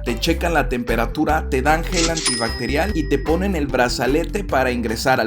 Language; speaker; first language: Spanish; native; Spanish